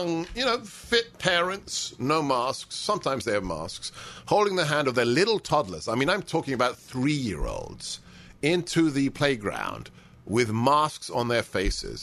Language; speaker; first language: English; native; English